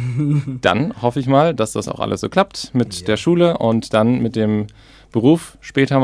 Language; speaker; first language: German; native; German